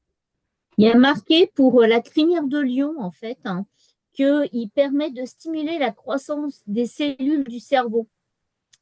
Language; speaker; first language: French; native; French